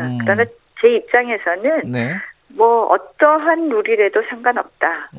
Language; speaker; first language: Korean; native; Korean